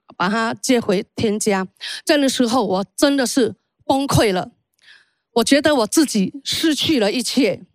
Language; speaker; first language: Chinese; early bilingual, heritage; Chinese